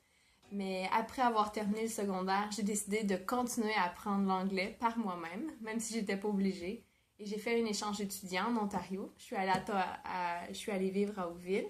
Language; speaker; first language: French; native; French